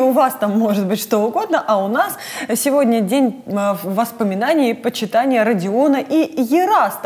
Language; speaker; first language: Russian; native; Russian